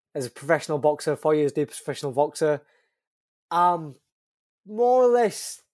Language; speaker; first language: English; native; English